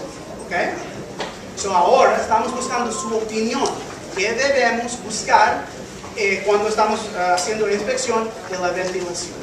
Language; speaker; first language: Spanish; early bilingual, heritage; English